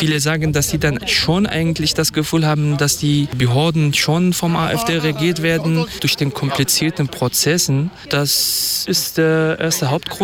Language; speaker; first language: German; non-native, fluent; Kurdish